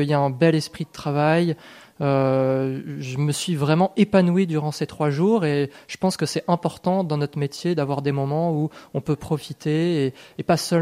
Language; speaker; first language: French; native; French